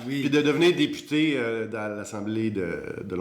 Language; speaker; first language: French; native; French